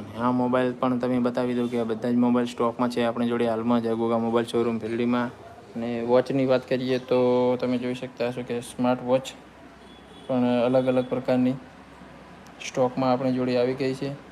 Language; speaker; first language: Gujarati; native; Gujarati